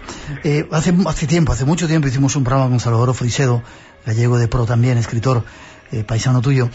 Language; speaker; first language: Spanish; native; Spanish